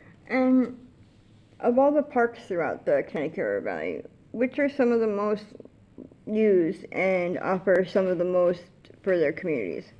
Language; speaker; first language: English; native; English